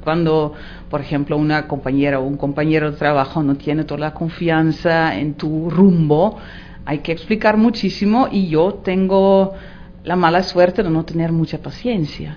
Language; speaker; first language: Spanish; non-native, fluent; Dutch